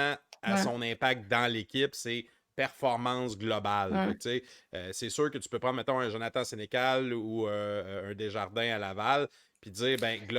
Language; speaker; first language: French; native; French